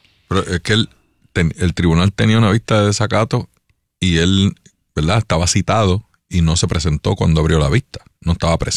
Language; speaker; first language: Spanish; native; Spanish